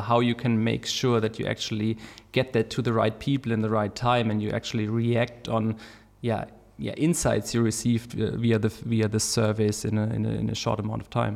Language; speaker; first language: English; non-native, fluent; German